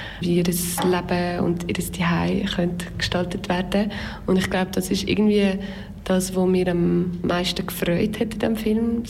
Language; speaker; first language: German; non-native, local second language; French